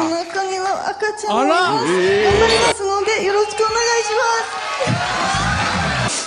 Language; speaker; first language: Japanese; non-native, learner; English